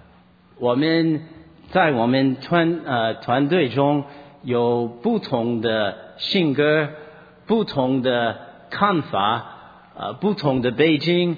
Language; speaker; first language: Chinese; non-native, fluent; English